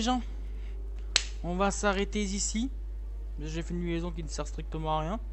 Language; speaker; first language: French; native; French